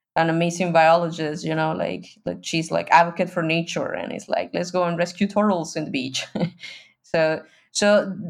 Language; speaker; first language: English; non-native, fluent; Spanish